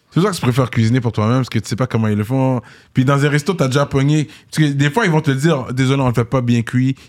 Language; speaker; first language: French; native; French